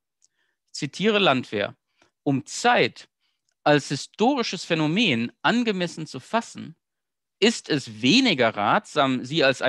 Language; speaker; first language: German; native; German